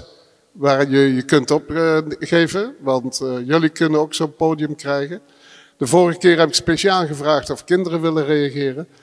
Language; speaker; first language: Dutch; native; Dutch